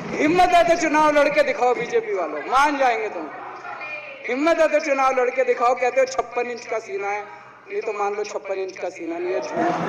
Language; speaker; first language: Hindi; native; Hindi